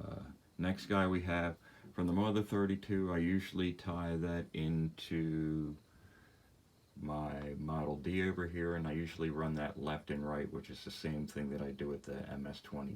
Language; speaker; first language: English; native; English